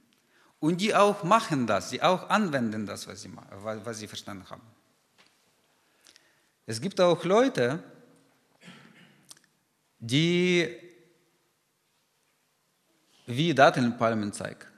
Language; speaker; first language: German; non-native, fluent; Ukrainian